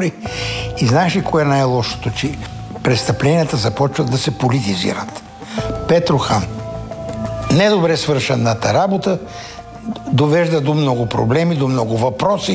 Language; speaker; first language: Bulgarian; native; Bulgarian